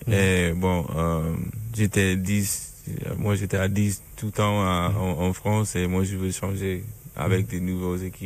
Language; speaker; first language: French; non-native, learner; English